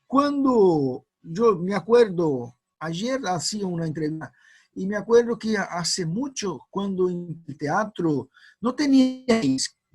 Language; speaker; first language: Spanish; non-native, fluent; Portuguese